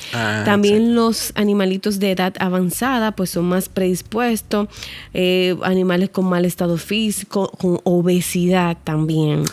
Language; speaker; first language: Spanish; native; Spanish